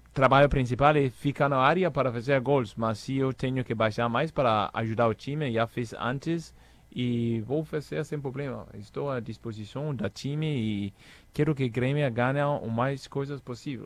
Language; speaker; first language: Portuguese; non-native, fluent; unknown